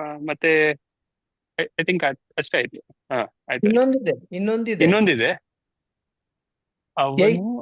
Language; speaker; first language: Kannada; non-native, learner; Telugu